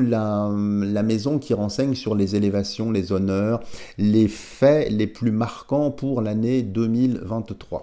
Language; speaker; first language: French; native; French